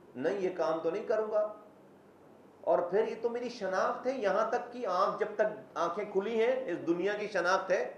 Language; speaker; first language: Urdu; native; Urdu